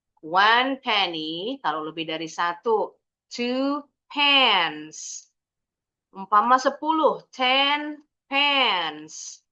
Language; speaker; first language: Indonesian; native; Indonesian